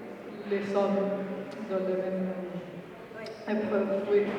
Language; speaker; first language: French; non-native, fluent; Spanish